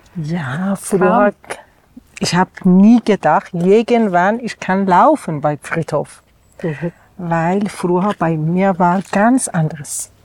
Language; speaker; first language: German; non-native, learner; Persian